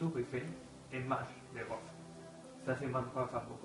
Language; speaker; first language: French; non-native, learner; Spanish